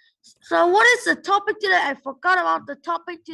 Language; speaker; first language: English; non-native, learner; Vietnamese